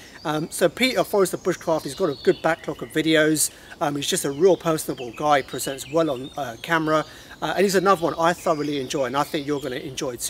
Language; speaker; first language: English; native; English